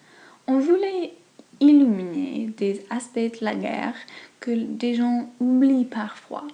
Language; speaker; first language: French; non-native, fluent; English